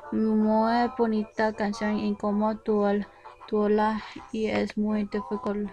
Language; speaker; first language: Spanish; non-native, learner; English